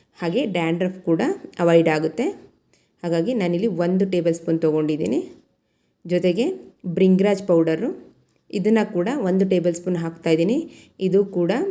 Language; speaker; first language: Kannada; native; Kannada